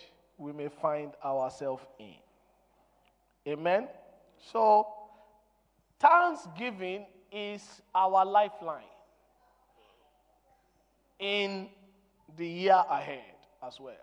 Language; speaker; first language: English; non-native, local second language; Yoruba